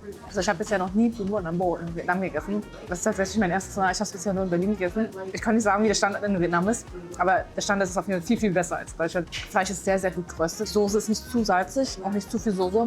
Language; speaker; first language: German; native; German